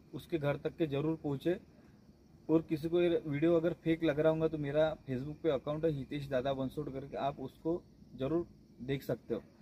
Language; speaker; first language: Hindi; non-native, local second language; Marathi